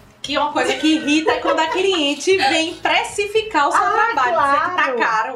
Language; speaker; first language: Portuguese; native; Portuguese